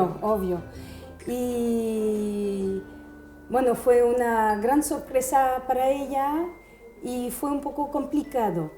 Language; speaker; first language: Spanish; non-native, fluent; French